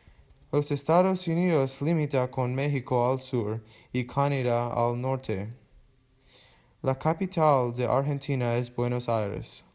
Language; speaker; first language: Spanish; non-native, learner; English